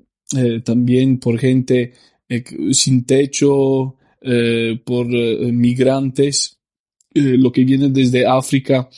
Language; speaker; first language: Spanish; non-native, fluent; Italian